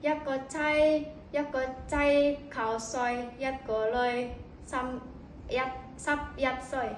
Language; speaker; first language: Cantonese; non-native, learner; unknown